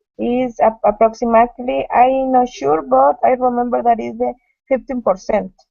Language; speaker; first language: English; non-native, learner; Spanish